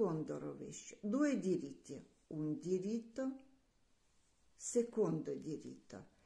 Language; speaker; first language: Italian; non-native, learner; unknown